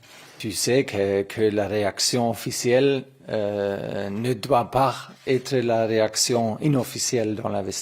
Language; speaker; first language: French; non-native, learner; German